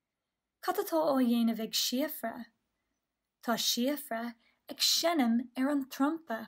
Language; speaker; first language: Irish; non-native, local second language; English